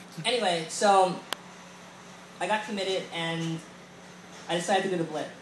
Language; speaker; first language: English; native; English